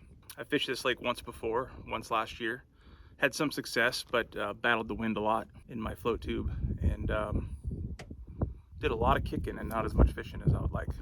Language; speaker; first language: English; native; English